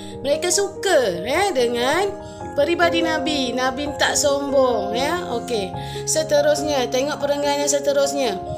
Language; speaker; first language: Malay; native; Malay